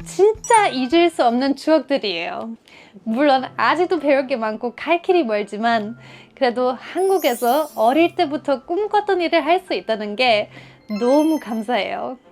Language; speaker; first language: Korean; non-native, fluent; German